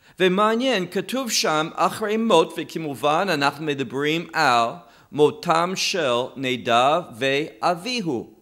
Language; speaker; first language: Hebrew; non-native, fluent; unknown